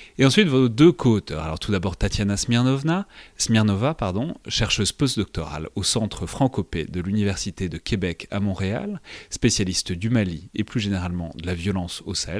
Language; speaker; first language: French; native; French